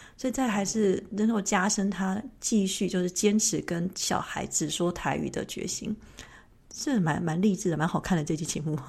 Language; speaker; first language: Chinese; native; Chinese